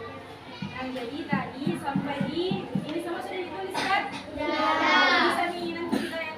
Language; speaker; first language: Indonesian; native; Indonesian